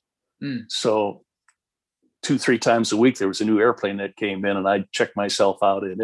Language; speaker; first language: English; native; English